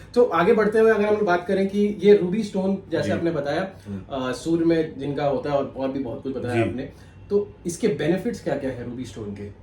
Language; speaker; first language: Hindi; non-native, local second language; Punjabi